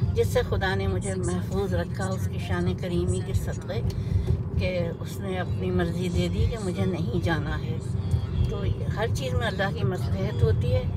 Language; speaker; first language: Urdu; native; Urdu